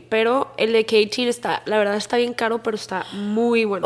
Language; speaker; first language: Spanish; native; Spanish